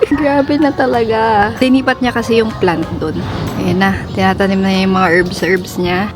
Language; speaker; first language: Filipino; native; Filipino